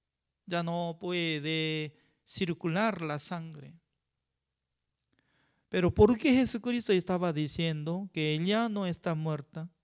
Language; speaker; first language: Spanish; non-native, fluent; Korean